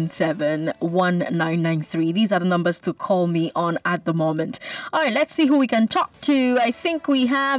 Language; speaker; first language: English; non-native, local second language; Igbo